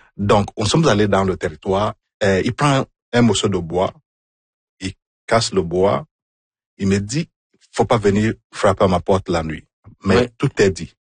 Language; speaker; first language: French; non-native, fluent; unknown